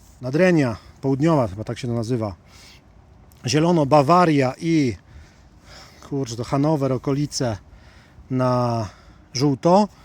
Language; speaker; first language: Polish; native; Polish